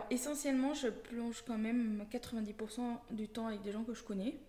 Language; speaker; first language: French; native; French